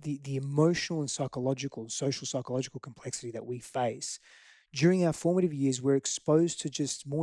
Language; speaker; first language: English; early bilingual, other home language; Greek